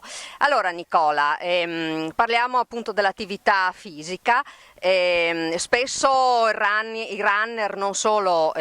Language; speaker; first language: Italian; native; Italian